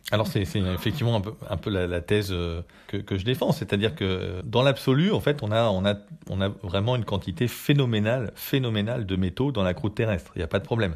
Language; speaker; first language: French; native; French